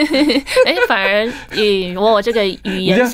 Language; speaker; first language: Chinese; native; Chinese